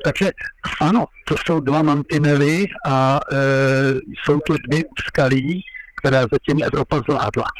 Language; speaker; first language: Czech; non-native, fluent; French